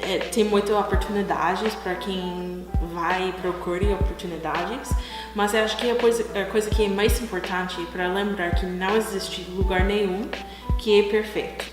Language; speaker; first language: Portuguese; non-native, fluent; English